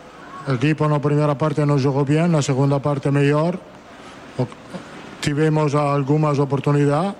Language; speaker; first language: Portuguese; non-native, fluent; Italian